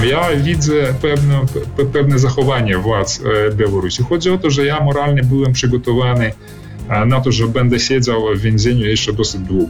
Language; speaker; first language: Polish; early bilingual, heritage; Polish